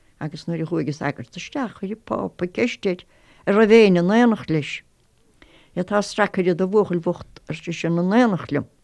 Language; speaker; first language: Irish; native; Irish